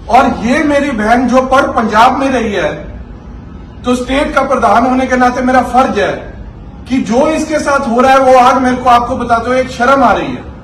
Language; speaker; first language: Hindi; non-native, local second language; Punjabi